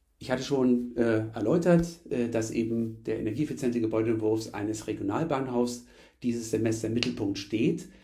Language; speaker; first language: German; native; German